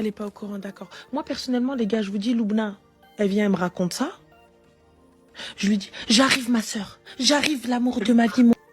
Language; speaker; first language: French; native; French